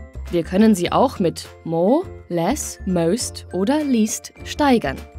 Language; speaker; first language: German; native; German